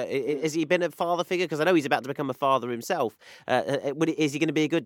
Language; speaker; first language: English; native; English